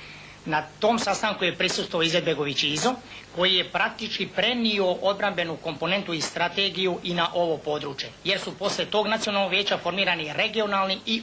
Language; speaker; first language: Bosnian; native; Bosnian